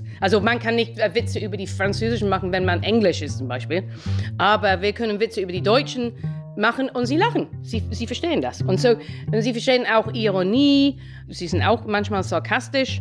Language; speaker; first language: German; non-native, fluent; English